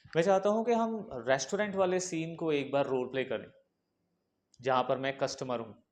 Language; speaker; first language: Hindi; native; Hindi